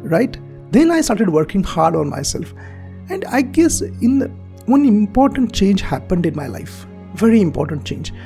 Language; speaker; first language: English; non-native, local second language; Marathi